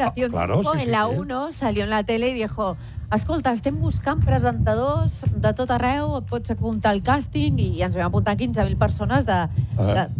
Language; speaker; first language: Catalan; non-native, local second language; Spanish